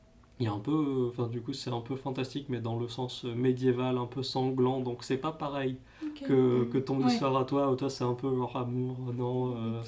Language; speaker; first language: French; native; French